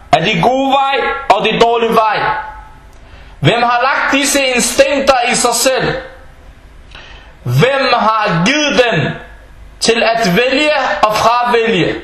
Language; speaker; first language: Danish; non-native, fluent; Arabic